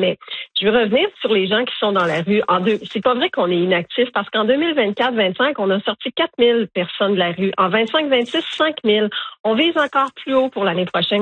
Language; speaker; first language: French; native; French